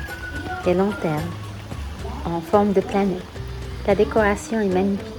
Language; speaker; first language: French; non-native, local second language; Arabic